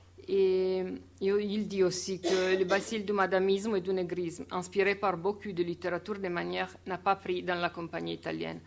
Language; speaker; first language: French; non-native, fluent; Italian